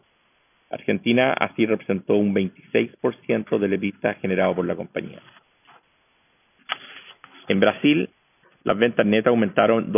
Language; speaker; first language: Spanish; native; Spanish